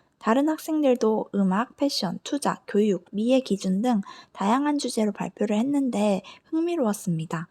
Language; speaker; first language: Korean; native; Korean